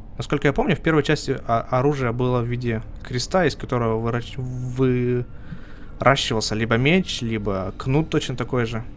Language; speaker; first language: Russian; native; Russian